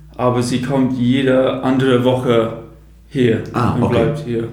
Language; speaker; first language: German; non-native, fluent; English